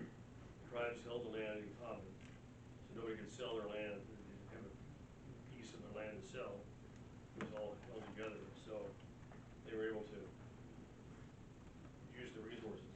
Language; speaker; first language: English; native; English